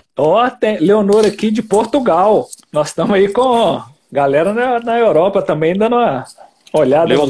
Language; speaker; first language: Portuguese; native; Portuguese